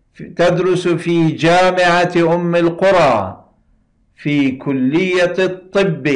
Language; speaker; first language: Arabic; non-native, fluent; Persian